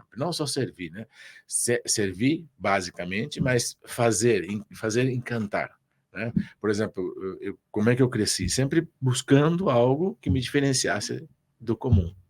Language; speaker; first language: Portuguese; early bilingual, other home language; Spanish